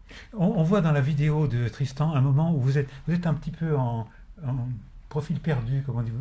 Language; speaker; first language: French; native; French